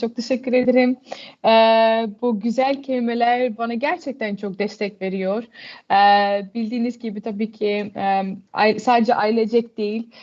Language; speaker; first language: Turkish; early bilingual, heritage; Turkish